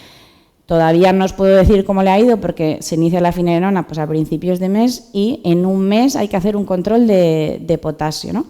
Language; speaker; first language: Spanish; native; Spanish